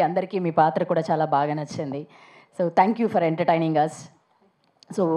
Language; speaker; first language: Telugu; native; Telugu